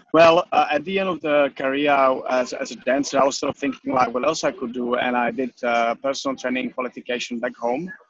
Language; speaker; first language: English; non-native, fluent; Czech